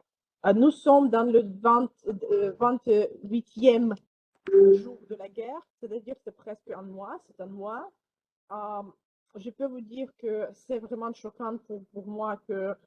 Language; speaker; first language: French; non-native, fluent; Ukrainian